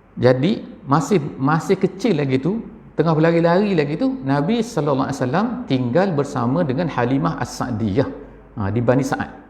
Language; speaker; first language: Malay; native; Malay